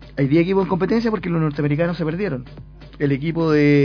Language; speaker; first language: Spanish; native; Spanish